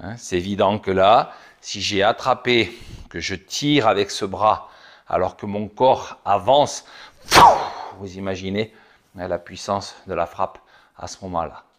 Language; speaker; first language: French; native; French